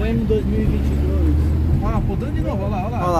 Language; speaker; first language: Portuguese; native; Portuguese